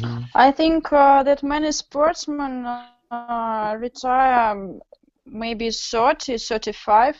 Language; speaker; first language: English; non-native, learner; Russian